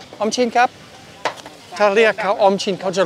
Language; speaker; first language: Thai; non-native, fluent; English